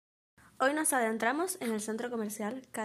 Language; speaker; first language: Spanish; native; Spanish